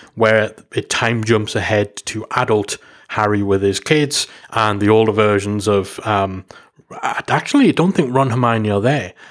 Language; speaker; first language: English; native; English